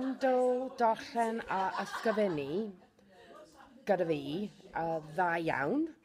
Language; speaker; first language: Welsh; non-native, learner; English